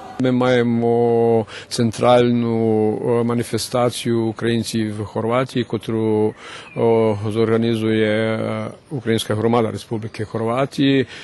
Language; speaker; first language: Ukrainian; early bilingual, heritage; Ukrainian